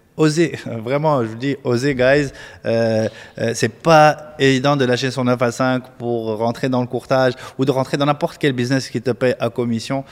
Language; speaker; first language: French; non-native, local second language; Arabic